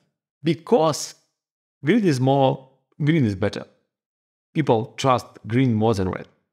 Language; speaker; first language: English; non-native, fluent; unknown